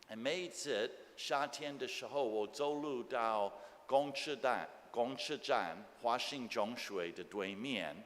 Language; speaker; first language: Chinese; non-native, fluent; English